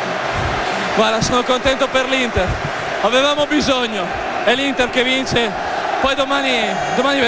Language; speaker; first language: Italian; non-native, learner; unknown